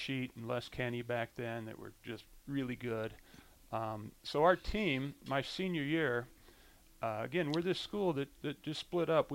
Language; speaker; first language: English; native; English